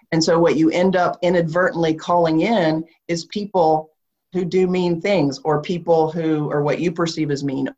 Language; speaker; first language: English; native; English